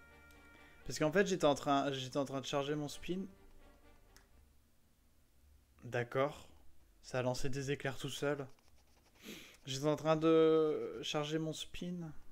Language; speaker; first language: French; native; French